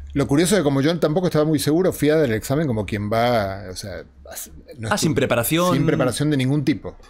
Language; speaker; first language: Spanish; native; Spanish